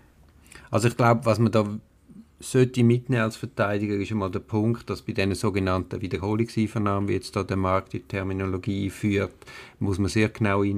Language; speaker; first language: German; native; German